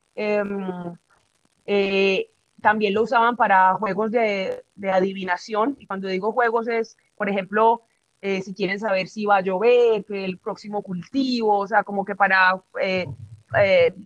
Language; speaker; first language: Spanish; native; Spanish